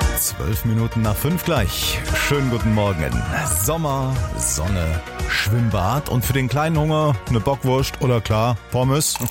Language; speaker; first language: German; native; German